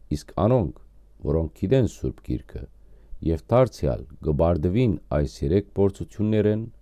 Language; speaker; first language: Armenian; native; Armenian